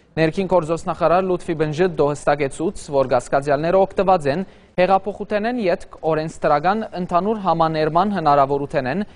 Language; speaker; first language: Armenian; early bilingual, heritage; Armenian